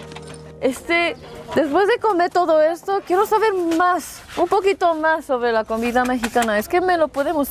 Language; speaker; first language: Spanish; non-native, learner; Korean